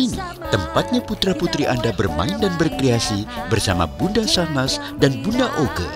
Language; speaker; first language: Indonesian; native; Indonesian